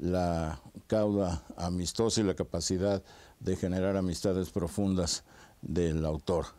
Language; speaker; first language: Spanish; native; Spanish